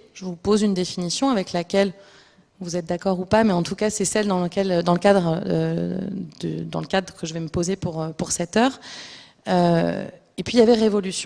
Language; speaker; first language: French; native; French